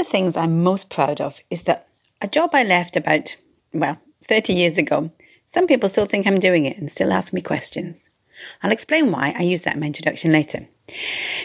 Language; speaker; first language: English; native; English